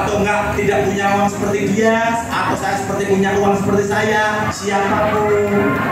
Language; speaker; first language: Indonesian; native; Indonesian